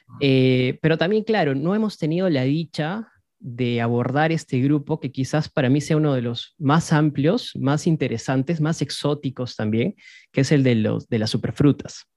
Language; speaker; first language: Spanish; native; Spanish